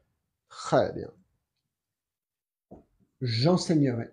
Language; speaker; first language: French; non-native, fluent; Spanish